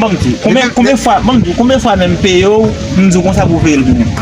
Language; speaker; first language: Haitian Creole; native; Haitian Creole